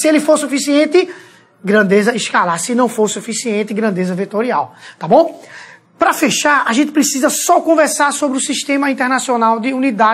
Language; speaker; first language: Portuguese; native; Portuguese